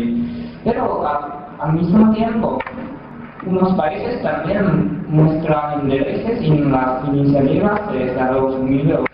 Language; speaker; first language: Spanish; non-native, fluent; Chinese